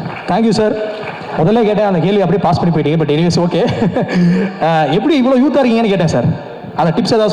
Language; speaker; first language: Tamil; native; Tamil